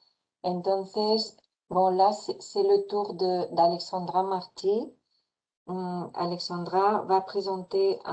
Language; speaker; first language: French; non-native, fluent; Spanish